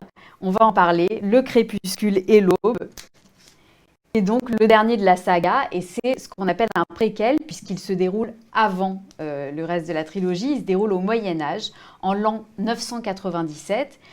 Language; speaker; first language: French; native; French